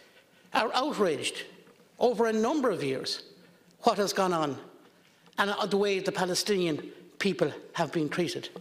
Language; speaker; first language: English; native; English